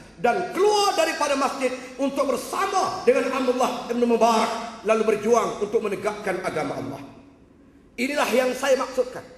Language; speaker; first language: Malay; native; Malay